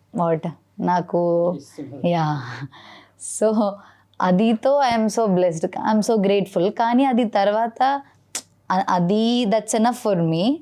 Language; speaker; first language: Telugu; non-native, learner; Malayalam